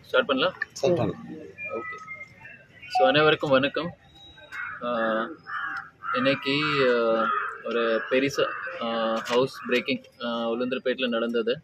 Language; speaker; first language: Tamil; non-native, fluent; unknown